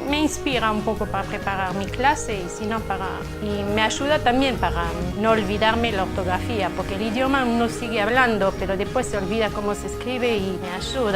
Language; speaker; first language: Spanish; non-native, fluent; French